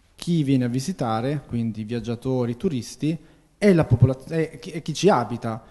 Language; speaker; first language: Italian; native; Italian